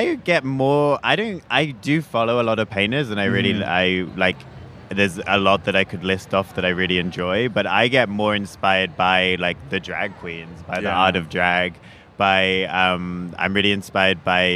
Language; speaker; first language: English; native; English